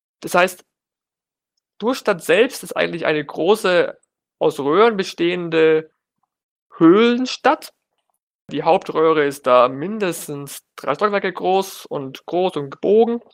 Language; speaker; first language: German; native; German